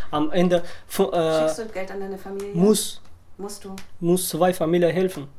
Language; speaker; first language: German; non-native, learner; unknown